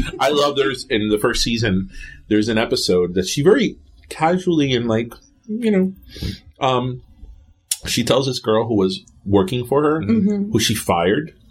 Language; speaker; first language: English; early bilingual, other home language; Spanish